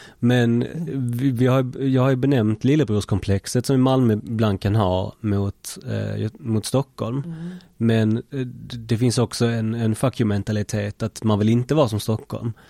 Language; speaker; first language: Swedish; native; Swedish